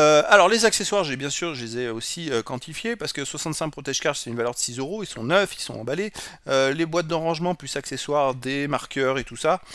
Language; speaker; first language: French; native; French